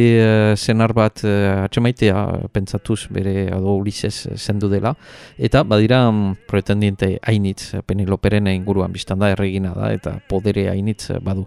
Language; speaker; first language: Basque; native; Basque